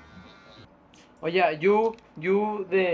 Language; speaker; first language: English; non-native, learner; Spanish